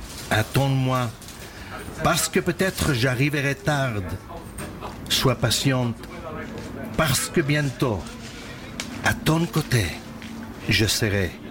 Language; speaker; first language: French; non-native, fluent; English